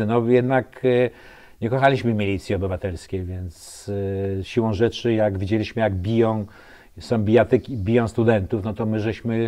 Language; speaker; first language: Polish; native; Polish